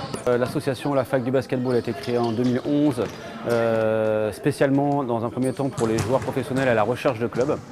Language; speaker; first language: French; native; French